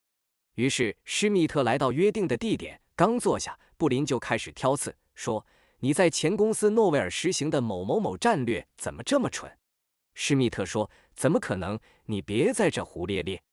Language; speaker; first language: Chinese; native; Chinese